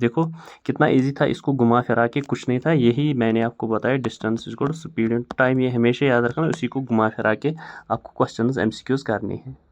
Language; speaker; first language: Hindi; non-native, local second language; Kashmiri